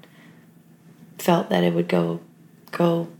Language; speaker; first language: English; native; English